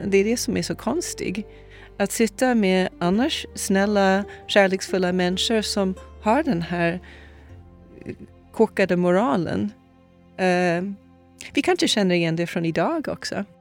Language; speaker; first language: Swedish; non-native, fluent; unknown